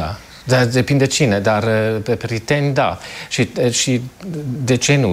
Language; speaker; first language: Romanian; non-native, fluent; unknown